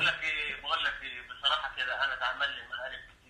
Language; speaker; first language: Arabic; native; Arabic